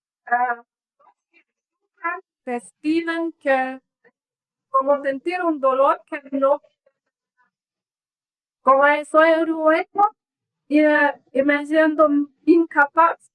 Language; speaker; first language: Spanish; non-native, learner; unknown